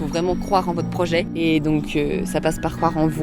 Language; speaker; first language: French; native; French